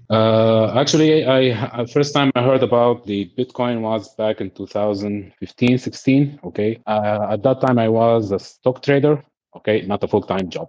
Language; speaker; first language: English; non-native, fluent; Arabic